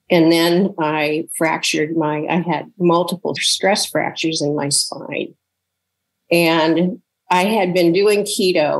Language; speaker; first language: English; native; English